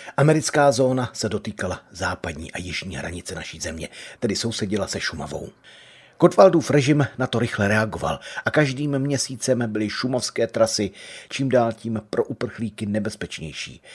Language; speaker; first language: Czech; native; Czech